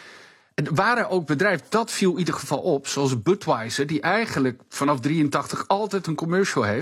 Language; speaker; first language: Dutch; native; Dutch